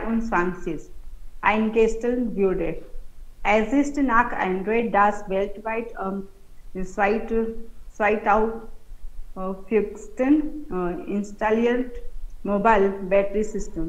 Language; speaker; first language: German; non-native, learner; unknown